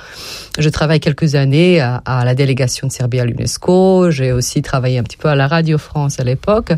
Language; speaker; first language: French; non-native, fluent; Serbian